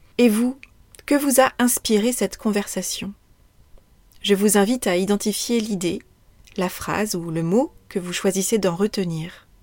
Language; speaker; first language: French; native; French